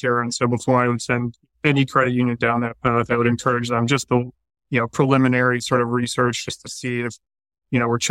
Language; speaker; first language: English; native; English